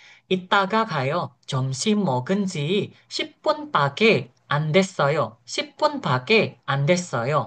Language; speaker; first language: Korean; non-native, fluent; Indonesian